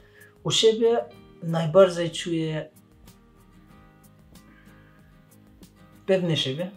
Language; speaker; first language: Polish; non-native, learner; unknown